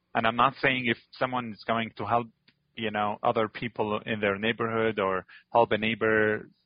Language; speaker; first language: English; non-native, fluent; Arabic